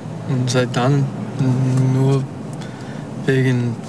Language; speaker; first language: German; non-native, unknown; English